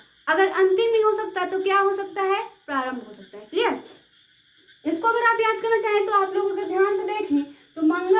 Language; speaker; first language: Hindi; native; Hindi